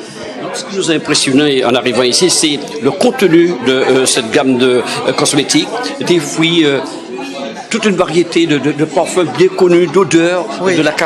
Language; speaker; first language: French; native; French